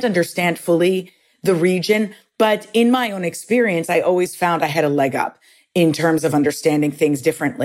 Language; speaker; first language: English; native; English